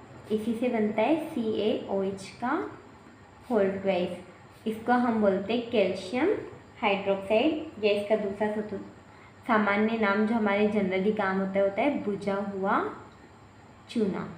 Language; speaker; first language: Hindi; native; Hindi